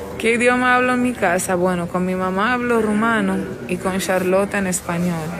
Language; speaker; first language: Spanish; non-native, fluent; Romanian